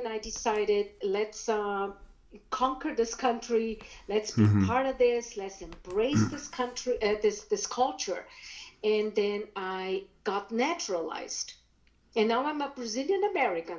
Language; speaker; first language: English; non-native, fluent; German